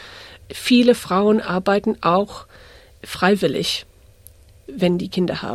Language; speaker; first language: German; early bilingual, heritage; English